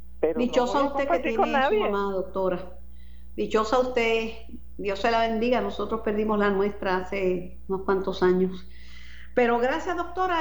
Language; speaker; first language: Spanish; native; Spanish